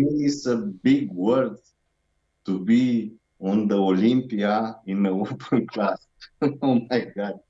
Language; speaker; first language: English; non-native, learner; Romanian